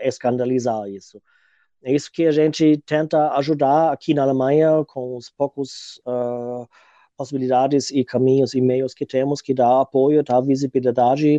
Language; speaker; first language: Portuguese; non-native, fluent; German